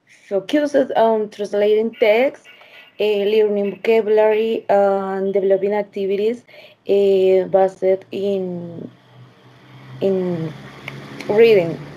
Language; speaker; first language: English; non-native, learner; Spanish